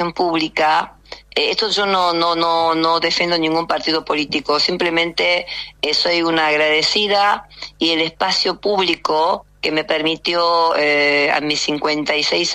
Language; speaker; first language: Spanish; early bilingual, other home language; Korean